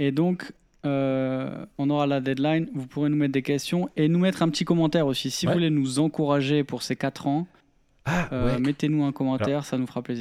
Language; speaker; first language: French; native; French